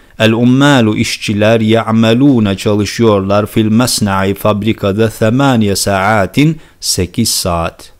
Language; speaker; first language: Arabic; non-native, fluent; Turkish